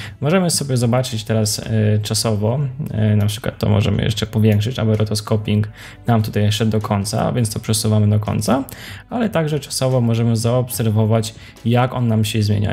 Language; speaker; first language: Polish; native; Polish